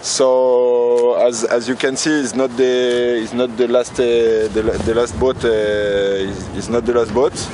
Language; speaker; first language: English; non-native, learner; French